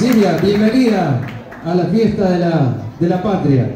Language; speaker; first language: Spanish; native; Spanish